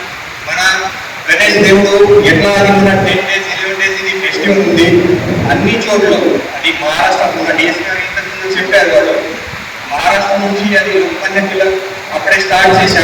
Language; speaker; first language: Telugu; non-native, fluent; Marathi